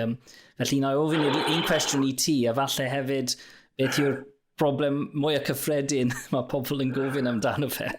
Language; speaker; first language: Welsh; non-native, local second language; English